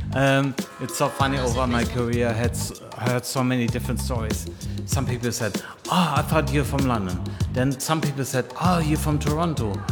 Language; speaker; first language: English; non-native, fluent; German